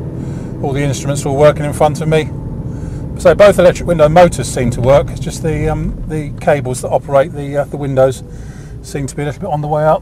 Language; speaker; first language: English; native; English